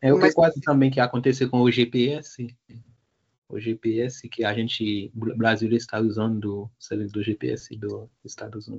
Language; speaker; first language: Portuguese; non-native, learner; Haitian Creole